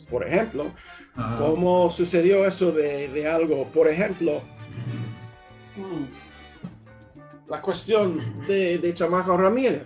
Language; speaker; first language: Spanish; early bilingual, heritage; English